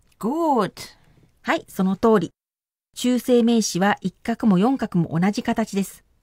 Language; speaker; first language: Japanese; native; Japanese